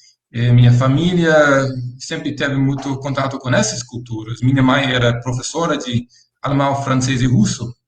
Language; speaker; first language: Portuguese; non-native, fluent; English